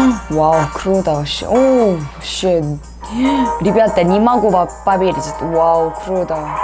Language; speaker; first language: Russian; non-native, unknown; Korean